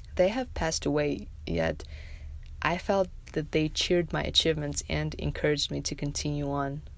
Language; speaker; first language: English; non-native, fluent; Tajik